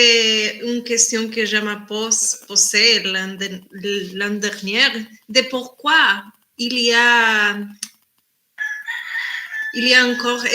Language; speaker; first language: French; non-native, learner; Spanish